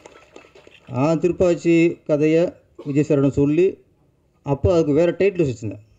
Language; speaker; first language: Tamil; native; Tamil